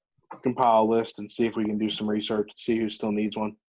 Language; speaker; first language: English; native; English